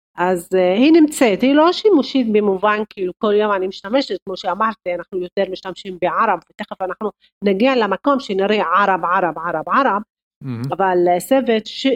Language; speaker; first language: Hebrew; non-native, local second language; Arabic